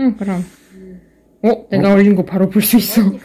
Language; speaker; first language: Korean; non-native, fluent; Russian